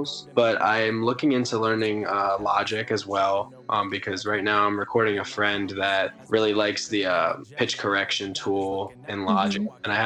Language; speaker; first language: English; native; English